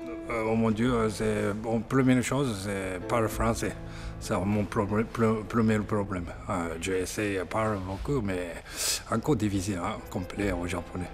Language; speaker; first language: French; non-native, learner; Japanese